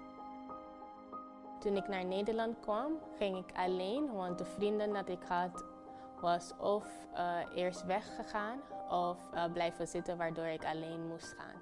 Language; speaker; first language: Dutch; non-native, fluent; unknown